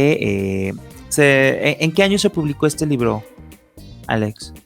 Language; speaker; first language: Spanish; native; Spanish